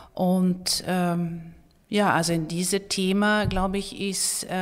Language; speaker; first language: German; non-native, fluent; Swedish